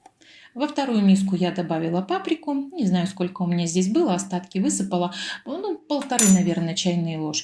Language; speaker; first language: Russian; native; Russian